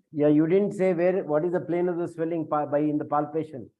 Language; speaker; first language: English; non-native, local second language; Kannada